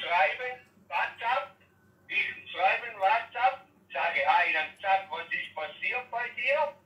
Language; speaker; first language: German; non-native, learner; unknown